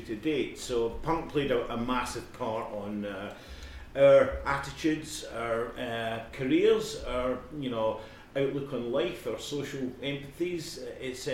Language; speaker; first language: English; native; English